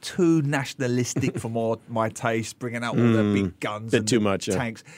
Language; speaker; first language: English; native; English